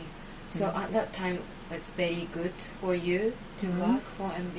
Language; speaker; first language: English; non-native, fluent; Japanese